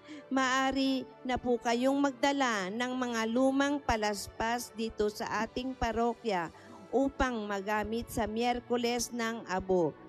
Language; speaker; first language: Filipino; native; Filipino